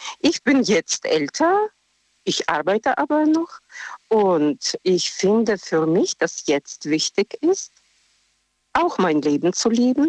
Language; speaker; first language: German; non-native, learner; Russian